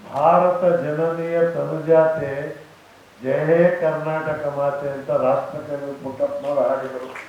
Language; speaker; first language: Kannada; native; Kannada